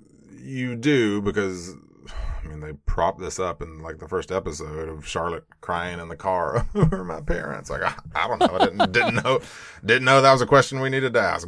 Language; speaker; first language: English; native; English